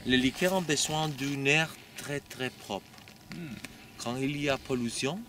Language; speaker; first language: French; non-native, learner; Spanish